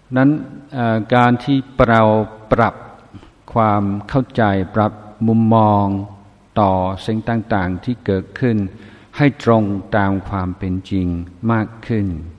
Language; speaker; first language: Thai; non-native, fluent; English